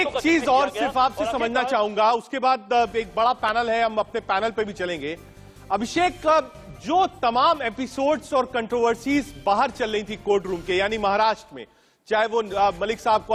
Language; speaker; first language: Hindi; native; Hindi